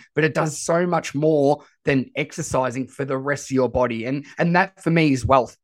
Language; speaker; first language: English; native; English